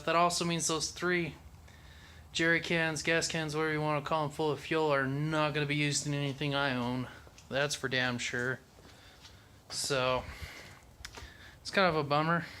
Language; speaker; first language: English; native; English